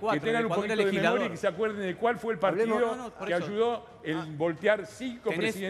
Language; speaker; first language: Spanish; native; Spanish